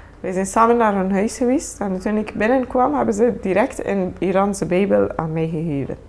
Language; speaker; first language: Dutch; non-native, fluent; Persian